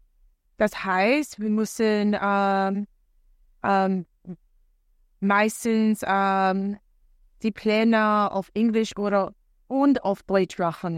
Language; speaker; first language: German; non-native, learner; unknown